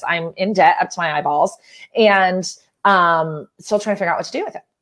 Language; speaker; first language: English; native; English